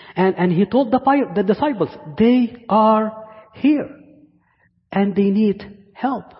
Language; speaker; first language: English; non-native, fluent; Arabic